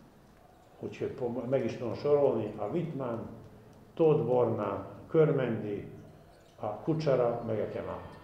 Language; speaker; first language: Hungarian; non-native, fluent; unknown